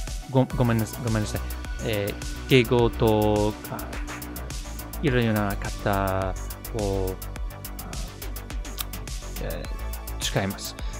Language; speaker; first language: Japanese; non-native, learner; English